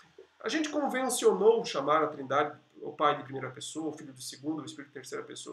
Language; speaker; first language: Portuguese; native; Portuguese